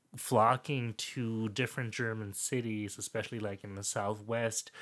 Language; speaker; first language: English; non-native, fluent; German